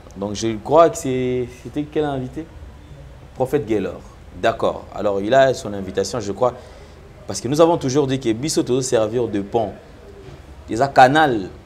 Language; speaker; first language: French; non-native, local second language; Lingala